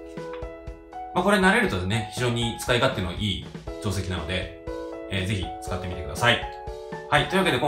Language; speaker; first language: Japanese; native; Japanese